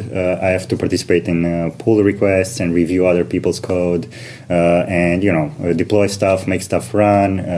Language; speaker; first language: English; non-native, fluent; Romanian